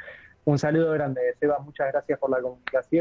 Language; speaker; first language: Spanish; native; Spanish